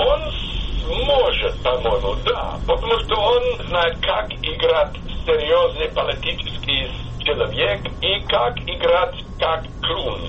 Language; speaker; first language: Russian; non-native, fluent; English